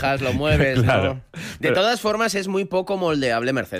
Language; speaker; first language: Spanish; native; Spanish